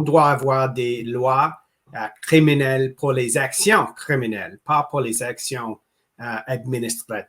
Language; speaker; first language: French; non-native, local second language; English